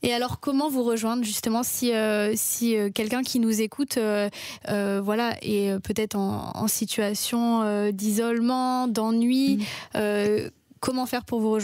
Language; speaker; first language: French; native; French